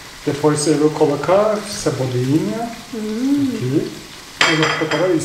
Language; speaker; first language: Portuguese; non-native, learner; Turkish